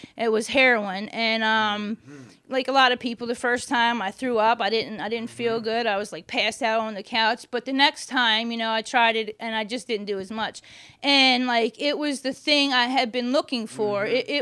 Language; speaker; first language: English; native; English